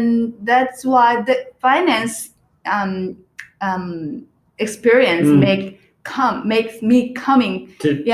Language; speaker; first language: English; non-native, learner; Korean